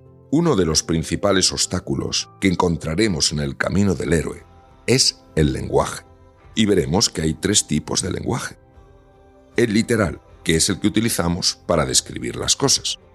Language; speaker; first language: Spanish; native; Spanish